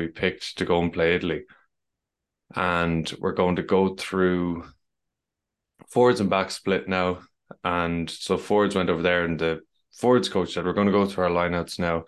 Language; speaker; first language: English; native; English